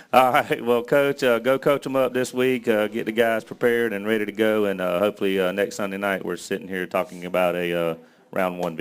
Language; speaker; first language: English; native; English